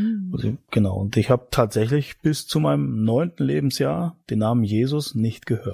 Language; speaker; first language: German; native; German